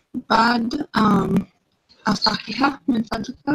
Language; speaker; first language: Arabic; non-native, learner; English